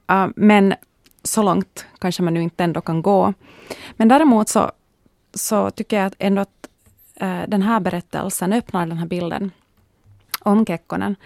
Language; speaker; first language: Swedish; native; Swedish